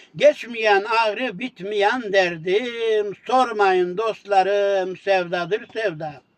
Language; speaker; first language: Turkish; native; Turkish